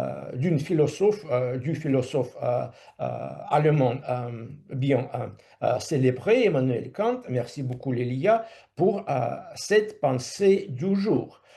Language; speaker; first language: French; non-native, fluent; Russian